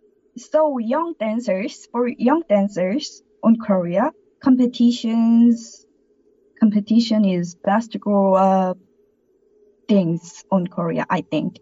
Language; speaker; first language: English; non-native, learner; Korean